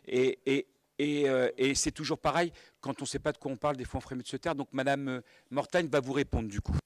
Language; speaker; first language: French; native; French